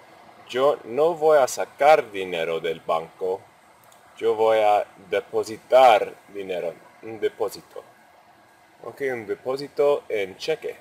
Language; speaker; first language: Spanish; non-native, fluent; English